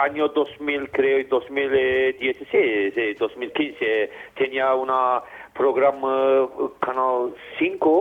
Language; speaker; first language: Spanish; non-native, learner; Azerbaijani